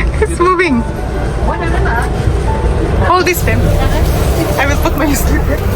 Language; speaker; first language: English; non-native, local second language; Filipino